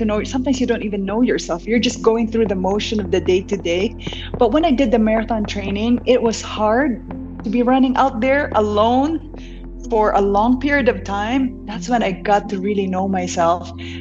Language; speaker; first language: English; non-native, local second language; Hiligaynon